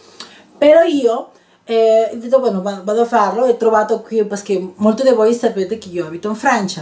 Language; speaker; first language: Italian; non-native, learner; Spanish